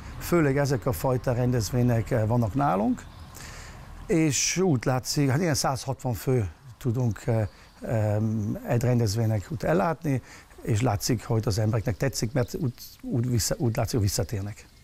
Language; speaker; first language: Hungarian; non-native, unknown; German